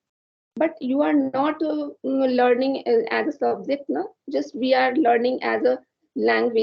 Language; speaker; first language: English; non-native, learner; Hindi